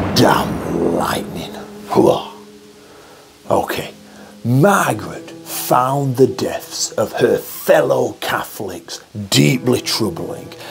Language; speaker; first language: English; native; English